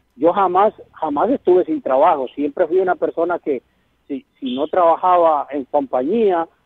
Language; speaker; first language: Spanish; native; Spanish